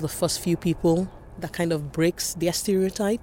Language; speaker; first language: English; non-native, local second language; Yoruba